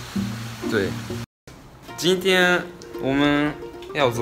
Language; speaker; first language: Chinese; non-native, fluent; Japanese